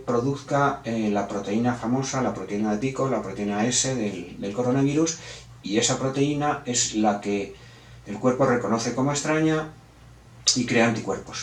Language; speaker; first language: Spanish; native; Spanish